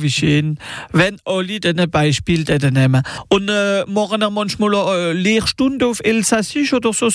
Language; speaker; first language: German; non-native, local second language; Swiss German